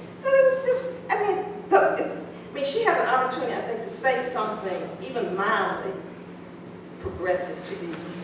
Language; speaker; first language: English; native; English